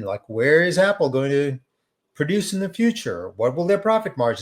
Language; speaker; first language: English; native; English